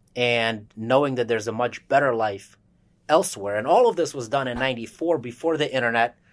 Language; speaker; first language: English; early bilingual, other home language; Russian